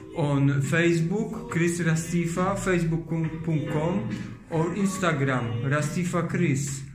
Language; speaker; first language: English; non-native, learner; Polish